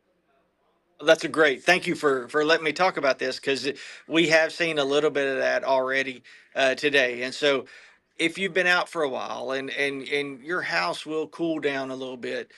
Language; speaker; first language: English; native; English